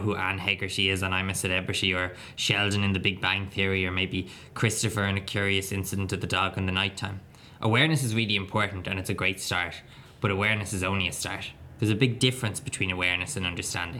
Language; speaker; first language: English; native; English